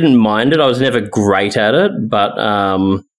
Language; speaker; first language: English; native; English